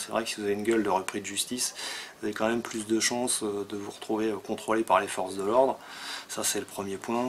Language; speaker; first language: French; native; French